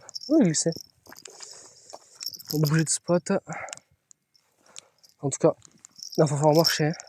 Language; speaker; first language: French; native; French